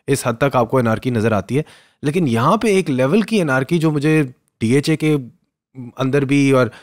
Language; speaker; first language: Urdu; native; Urdu